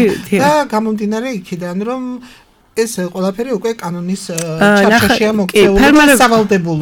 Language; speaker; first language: Georgian; native; Georgian